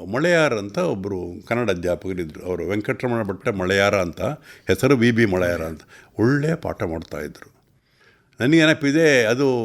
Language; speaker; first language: Kannada; non-native, local second language; Tulu